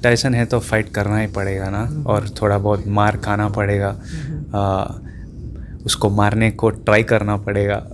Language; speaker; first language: Hindi; non-native, local second language; Telugu